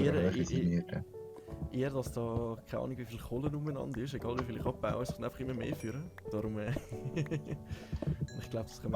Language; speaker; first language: German; native; German